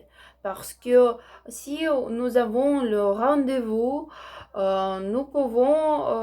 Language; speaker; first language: French; non-native, learner; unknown